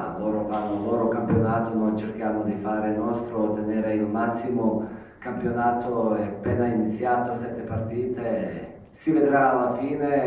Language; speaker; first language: Italian; non-native, fluent; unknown